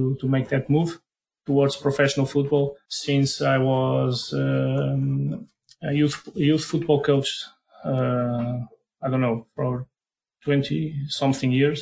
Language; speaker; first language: English; non-native, fluent; Portuguese